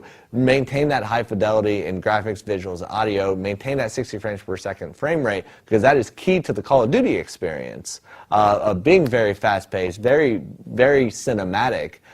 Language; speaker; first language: English; native; English